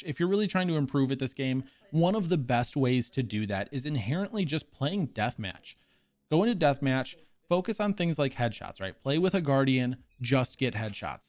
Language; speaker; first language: English; native; English